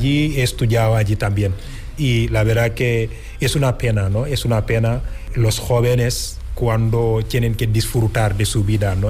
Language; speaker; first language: Spanish; non-native, fluent; Wolof